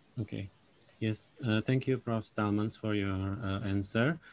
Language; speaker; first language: English; non-native, local second language; Indonesian